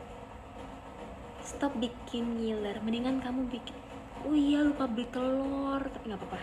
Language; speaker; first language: Indonesian; native; Indonesian